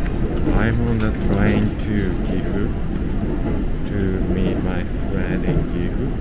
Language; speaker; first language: English; non-native, learner; Japanese